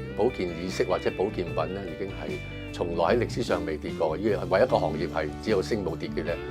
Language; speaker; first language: Cantonese; early bilingual, heritage; Cantonese